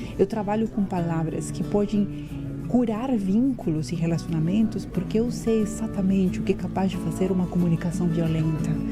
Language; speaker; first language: Portuguese; non-native, fluent; Spanish